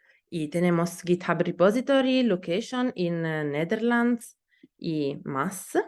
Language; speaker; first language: Spanish; non-native, learner; Italian